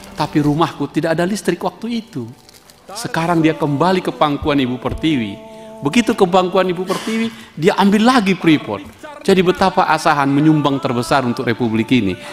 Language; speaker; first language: Indonesian; native; Indonesian